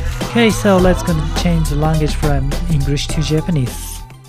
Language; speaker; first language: English; non-native, learner; Japanese